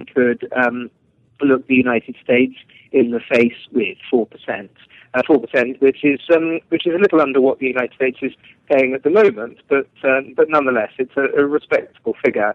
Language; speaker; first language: English; native; English